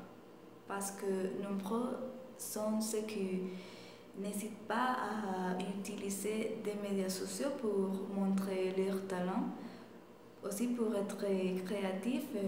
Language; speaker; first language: French; non-native, fluent; Spanish